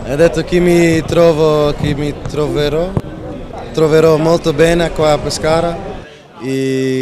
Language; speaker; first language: Italian; non-native, fluent; Dutch